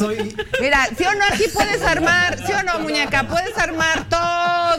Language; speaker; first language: Spanish; native; Spanish